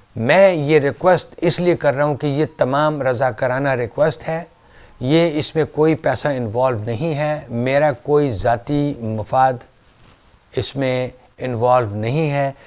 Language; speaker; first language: Urdu; native; Urdu